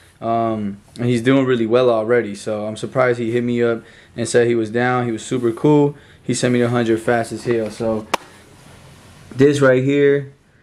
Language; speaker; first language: English; early bilingual, other home language; Spanish